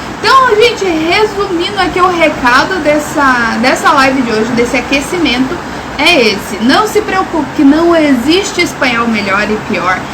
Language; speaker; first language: Portuguese; native; Portuguese